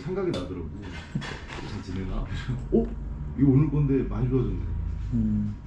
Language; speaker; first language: Korean; native; Korean